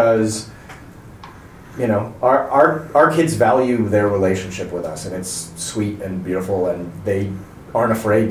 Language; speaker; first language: English; native; English